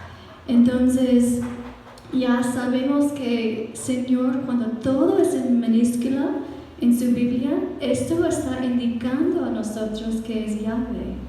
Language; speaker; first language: Spanish; non-native, fluent; English